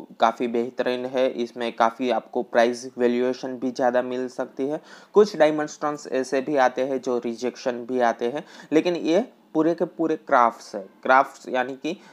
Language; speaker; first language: Hindi; non-native, local second language; Gujarati